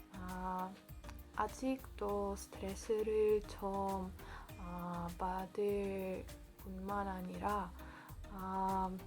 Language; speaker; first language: Korean; non-native, learner; Polish